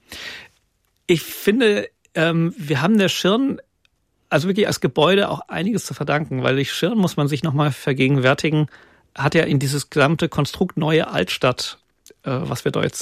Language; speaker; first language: German; native; German